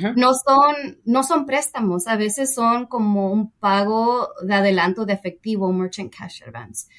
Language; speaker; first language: Spanish; early bilingual, heritage; Spanish